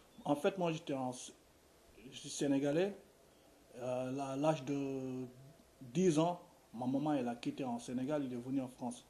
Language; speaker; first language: French; non-native, local second language; Wolof